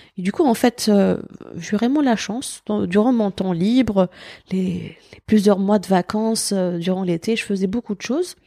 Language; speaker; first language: French; non-native, local second language; Berber languages